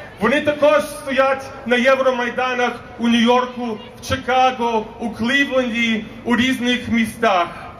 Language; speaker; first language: Ukrainian; early bilingual, heritage; Ukrainian